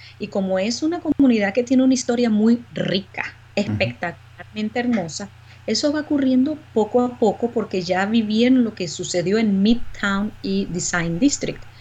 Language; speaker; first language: Spanish; native; Spanish